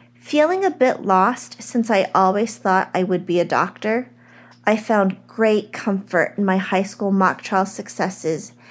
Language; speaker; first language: English; native; English